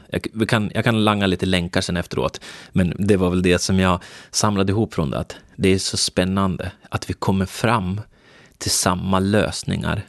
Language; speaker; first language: Swedish; native; Swedish